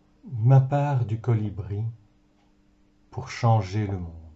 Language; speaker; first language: French; native; French